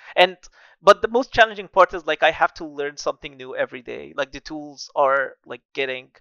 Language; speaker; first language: English; non-native, fluent; Arabic